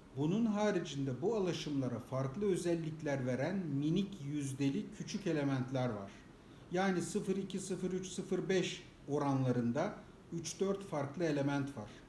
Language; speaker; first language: Turkish; native; Turkish